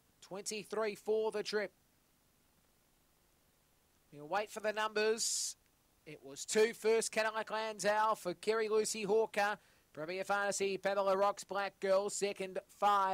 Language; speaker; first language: English; native; English